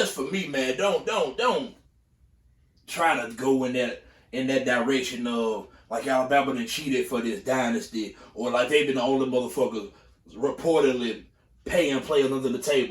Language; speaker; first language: English; native; English